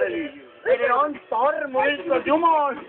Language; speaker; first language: Estonian; native; Estonian